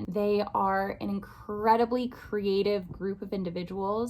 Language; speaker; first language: English; native; English